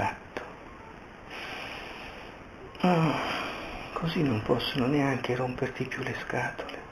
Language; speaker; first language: Italian; native; Italian